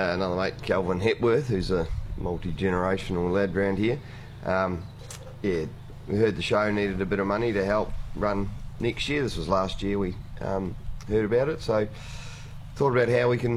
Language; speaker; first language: English; native; English